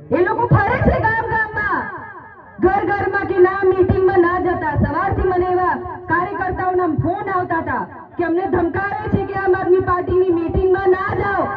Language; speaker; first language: Gujarati; non-native, local second language; Rathawi